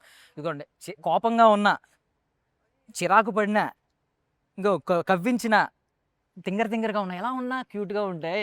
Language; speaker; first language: Telugu; native; Telugu